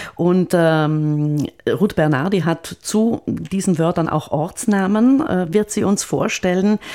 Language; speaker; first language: German; native; German